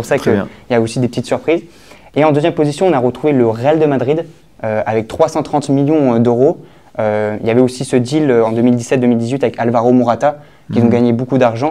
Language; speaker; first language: French; native; French